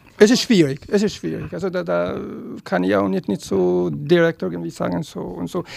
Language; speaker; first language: German; non-native, fluent; Serbian